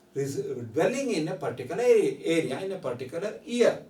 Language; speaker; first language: English; non-native, local second language; Kannada